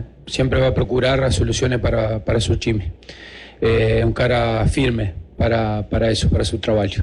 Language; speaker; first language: Portuguese; non-native, learner; Spanish